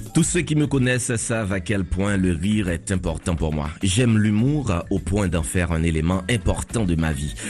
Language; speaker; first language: French; non-native, local second language; Haitian Creole